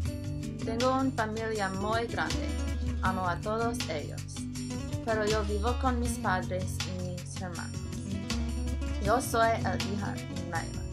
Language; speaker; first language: Spanish; non-native, learner; English